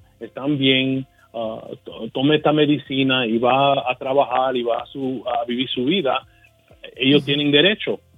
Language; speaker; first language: Spanish; early bilingual, heritage; Spanish